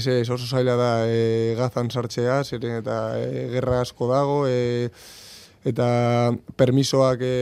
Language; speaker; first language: Basque; non-native, local second language; Spanish